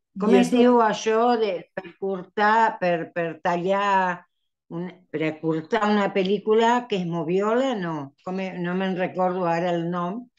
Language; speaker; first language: Catalan; early bilingual, heritage; Spanish